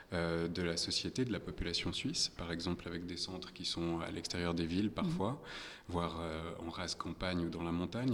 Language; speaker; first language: French; native; French